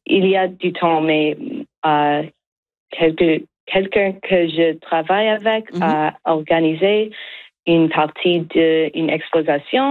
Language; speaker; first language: French; non-native, learner; English